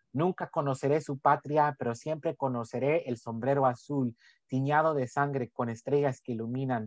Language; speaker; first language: Spanish; early bilingual, heritage; Spanish